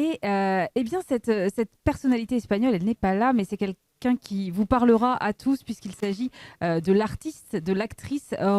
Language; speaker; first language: French; native; French